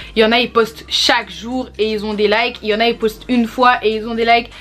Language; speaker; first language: French; native; French